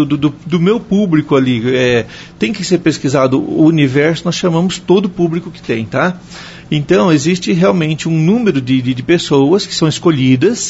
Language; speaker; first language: Portuguese; native; Portuguese